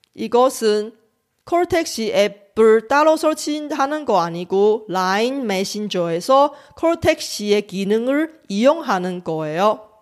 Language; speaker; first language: Korean; non-native, fluent; Chinese